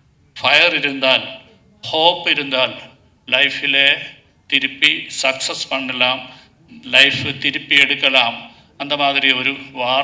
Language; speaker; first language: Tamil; non-native, learner; Malayalam